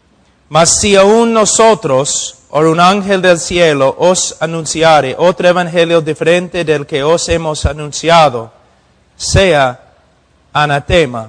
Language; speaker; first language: Spanish; non-native, fluent; English